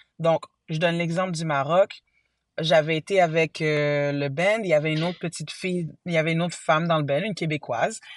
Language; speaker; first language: French; early bilingual, other home language; Haitian Creole